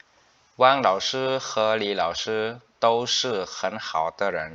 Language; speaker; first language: Chinese; non-native, fluent; Khmer